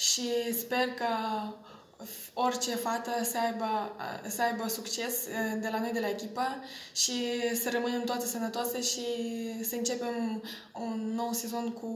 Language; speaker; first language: Romanian; non-native, fluent; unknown